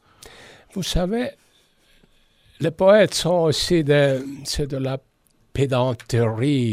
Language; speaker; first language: French; non-native, fluent; Estonian